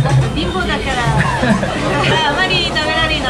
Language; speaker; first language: Japanese; non-native, learner; French